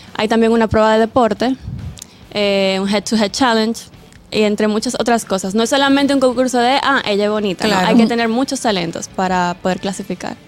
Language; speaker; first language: Spanish; native; Spanish